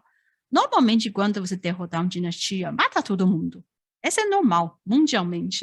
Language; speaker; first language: Portuguese; non-native, fluent; Chinese